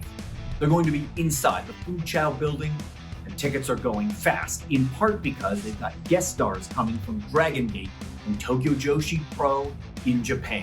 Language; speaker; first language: English; native; English